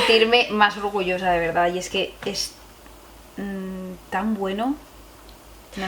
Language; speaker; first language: Spanish; native; Spanish